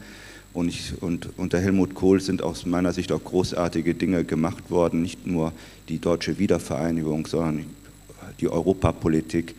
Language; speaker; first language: German; native; German